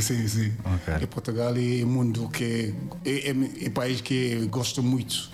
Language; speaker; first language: Portuguese; non-native, learner; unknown